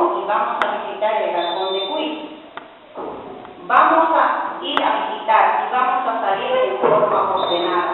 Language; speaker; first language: Spanish; native; Spanish